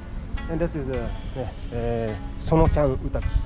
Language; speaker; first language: English; non-native, learner; Japanese